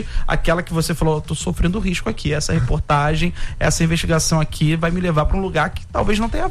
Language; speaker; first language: Portuguese; native; Portuguese